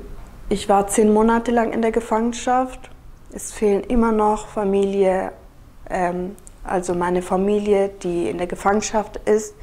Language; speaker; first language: German; early bilingual, other home language; Kurdish